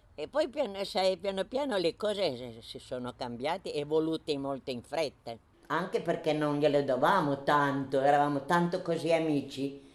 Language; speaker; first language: Italian; native; Italian